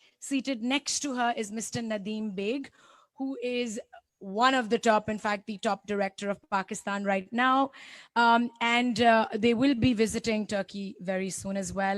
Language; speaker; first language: English; non-native, local second language; Urdu